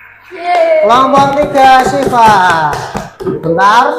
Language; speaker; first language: Indonesian; native; Indonesian